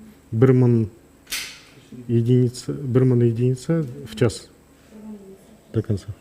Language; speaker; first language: Russian; non-native, local second language; Kazakh